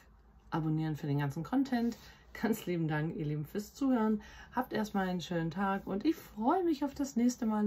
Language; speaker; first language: German; native; German